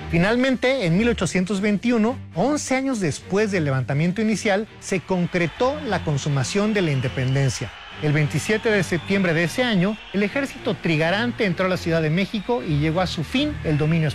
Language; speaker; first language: Spanish; native; Spanish